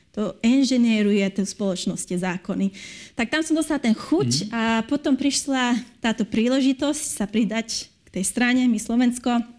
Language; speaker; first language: Slovak; early bilingual, heritage; Slovak